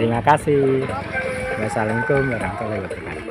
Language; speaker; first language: Indonesian; non-native, local second language; Javanese